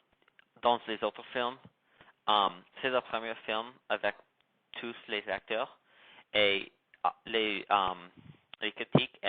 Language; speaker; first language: French; non-native, learner; English